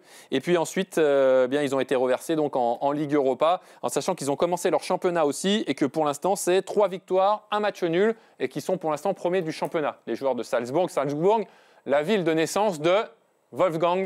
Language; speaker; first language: French; native; French